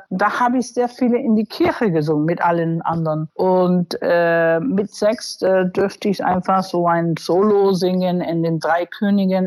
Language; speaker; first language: German; non-native, fluent; English